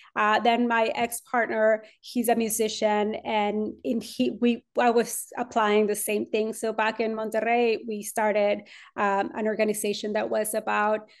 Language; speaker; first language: English; non-native, fluent; Spanish